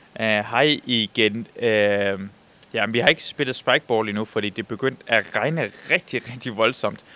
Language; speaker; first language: Danish; non-native, fluent; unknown